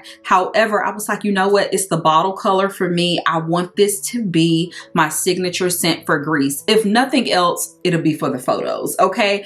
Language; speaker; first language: English; native; English